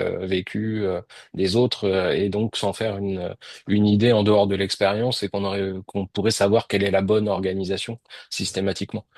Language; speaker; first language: French; native; French